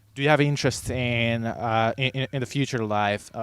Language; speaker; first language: English; non-native, fluent; Finnish